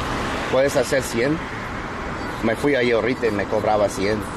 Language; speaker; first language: Spanish; non-native, learner; English